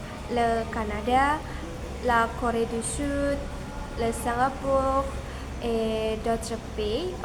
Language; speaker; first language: French; non-native, learner; Indonesian